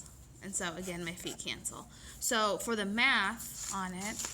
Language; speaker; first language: English; native; English